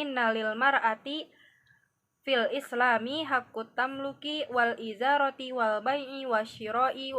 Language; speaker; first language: Arabic; non-native, learner; Indonesian